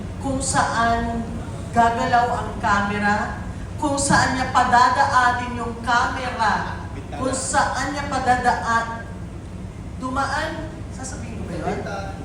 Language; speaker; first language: Filipino; native; Filipino